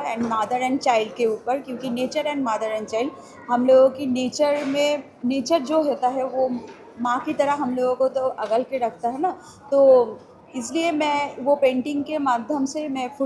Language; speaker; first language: Hindi; non-native, local second language; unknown